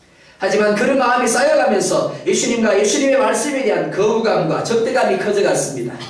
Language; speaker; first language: Korean; native; Korean